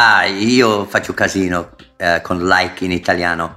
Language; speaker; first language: Italian; non-native, fluent; English